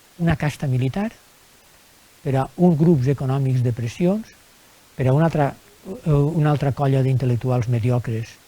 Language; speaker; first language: Catalan; native; Catalan